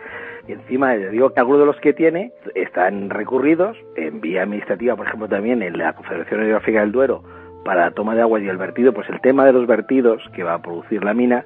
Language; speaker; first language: Spanish; native; Spanish